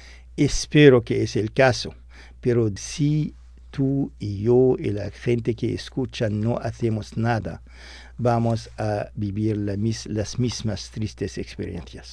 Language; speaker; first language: Spanish; non-native, fluent; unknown